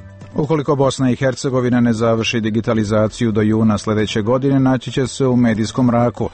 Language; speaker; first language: Croatian; native; Croatian